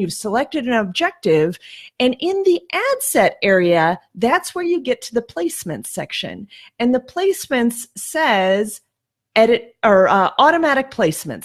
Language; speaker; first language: English; native; English